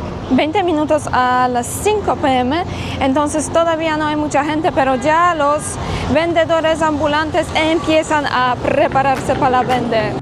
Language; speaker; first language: Spanish; non-native, fluent; Polish